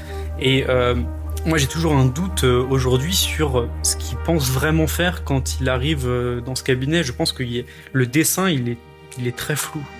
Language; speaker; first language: French; native; French